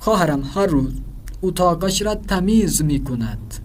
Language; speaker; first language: Persian; non-native, fluent; Urdu